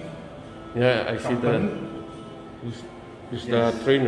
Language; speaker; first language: English; non-native, learner; Filipino